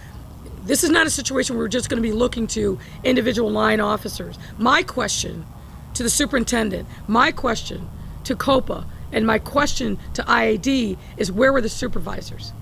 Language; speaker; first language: English; native; English